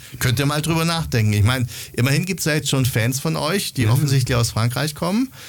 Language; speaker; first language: German; native; German